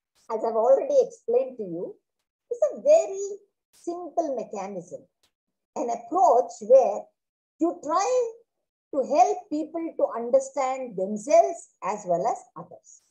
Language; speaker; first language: English; non-native, local second language; Kannada